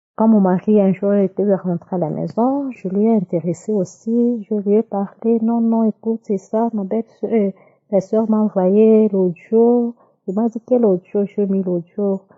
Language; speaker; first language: French; non-native, local second language; Lingala